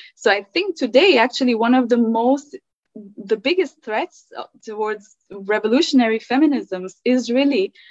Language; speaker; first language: English; early bilingual, other home language; German